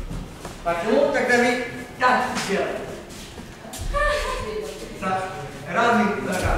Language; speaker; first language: Russian; non-native, learner; Serbian